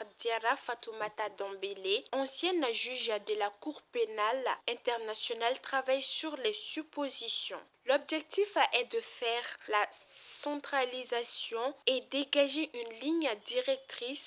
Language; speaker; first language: French; non-native, local second language; Bambara